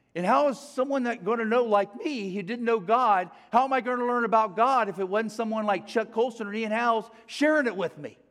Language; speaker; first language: English; native; English